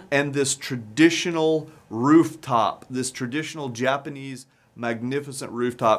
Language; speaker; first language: English; native; English